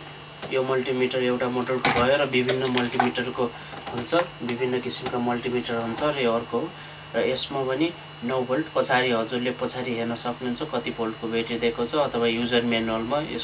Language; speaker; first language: Nepali; native; Nepali